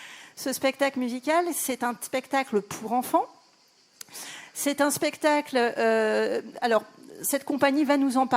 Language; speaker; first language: French; native; French